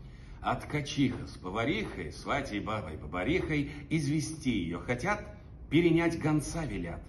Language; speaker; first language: Russian; native; Russian